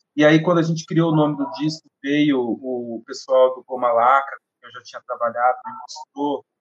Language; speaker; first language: Portuguese; native; Portuguese